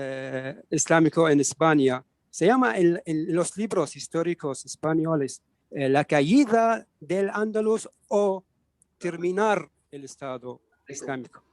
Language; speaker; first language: Spanish; non-native, learner; Arabic